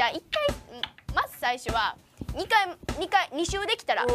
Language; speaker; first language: Japanese; native; Japanese